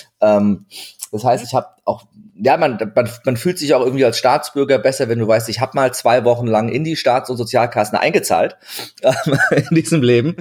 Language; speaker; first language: German; early bilingual, other home language; Turkish